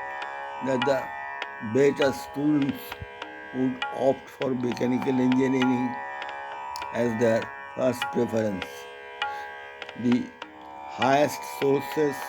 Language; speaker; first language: English; non-native, local second language; Bangla